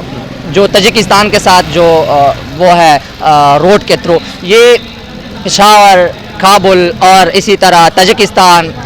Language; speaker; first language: Hindi; non-native, local second language; Pashto